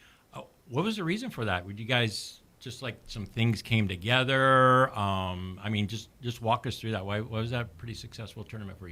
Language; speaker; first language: English; native; English